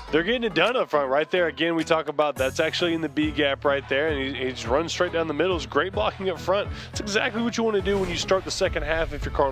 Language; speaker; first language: English; native; English